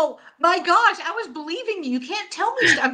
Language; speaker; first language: English; native; English